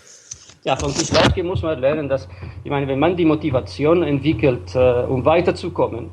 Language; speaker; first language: German; non-native, fluent; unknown